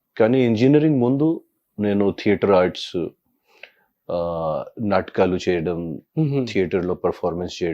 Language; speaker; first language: Telugu; non-native, local second language; Hindi